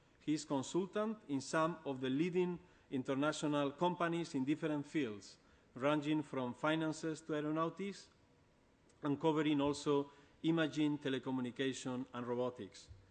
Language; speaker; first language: English; non-native, fluent; Basque